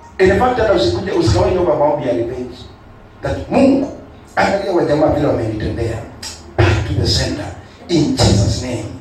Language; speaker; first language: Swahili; non-native, local second language; Kikuyu